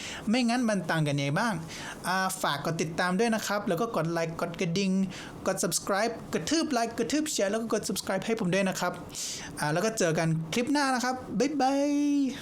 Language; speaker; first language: Thai; non-native, fluent; English